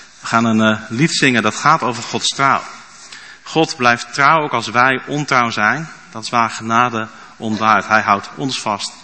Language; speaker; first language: Dutch; native; Dutch